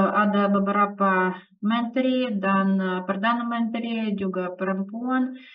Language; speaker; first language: Indonesian; non-native, fluent; Russian